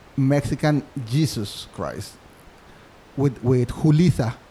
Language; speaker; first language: English; non-native, fluent; Spanish